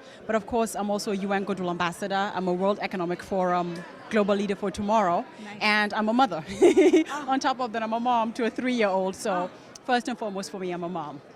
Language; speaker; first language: English; non-native, local second language; Tswana